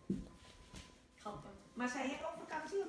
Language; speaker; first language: Dutch; non-native, learner; Arabic